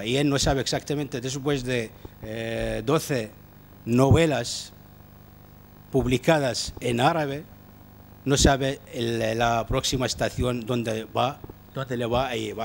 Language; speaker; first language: Spanish; non-native, fluent; Arabic